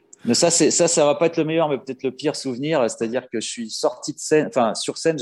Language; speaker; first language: French; native; French